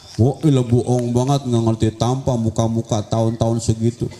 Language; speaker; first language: Indonesian; native; Indonesian